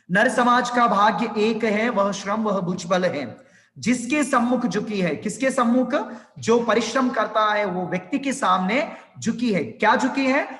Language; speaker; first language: Hindi; non-native, local second language; Telugu